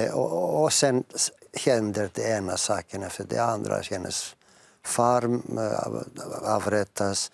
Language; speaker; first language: Swedish; non-native, fluent; Greek